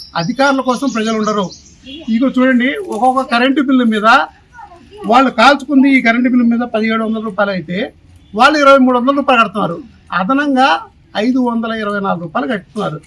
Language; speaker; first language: Telugu; native; Telugu